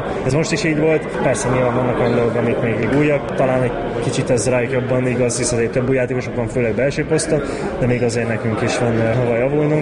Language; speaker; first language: Hungarian; native; Hungarian